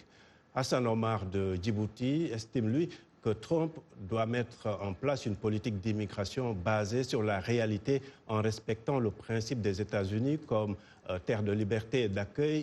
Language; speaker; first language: French; native; French